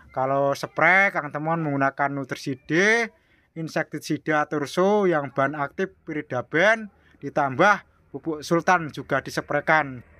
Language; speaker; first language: Indonesian; non-native, local second language; Javanese